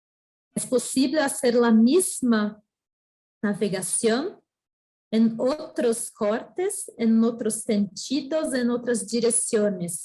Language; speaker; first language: Spanish; non-native, fluent; Portuguese